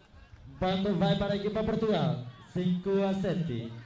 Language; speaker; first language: Portuguese; non-native, local second language; Tetum